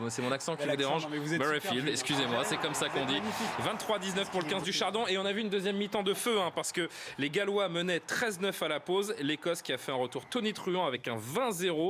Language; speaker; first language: French; native; French